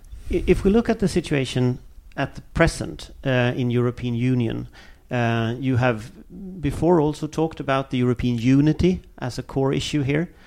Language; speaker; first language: English; non-native, fluent; Swedish